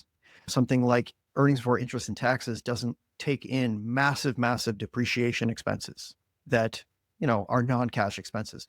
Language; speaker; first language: English; native; English